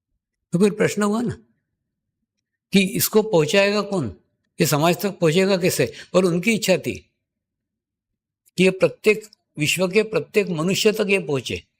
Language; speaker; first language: Hindi; native; Hindi